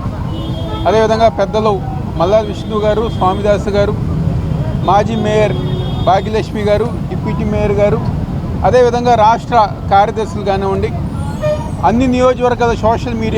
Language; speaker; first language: Telugu; native; Telugu